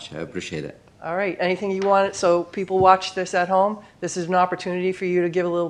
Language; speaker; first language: English; non-native, learner; Arabic